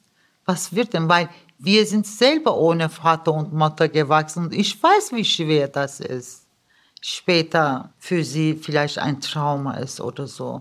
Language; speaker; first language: German; early bilingual, other home language; Turkish